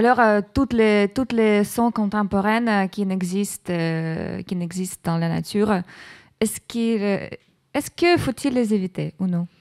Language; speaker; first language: French; non-native, learner; Russian